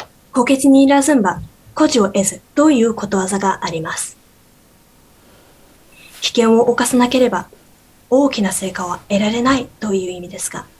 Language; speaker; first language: Japanese; non-native, learner; Korean